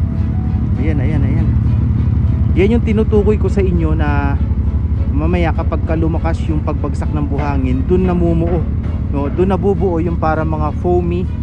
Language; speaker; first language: Filipino; native; Filipino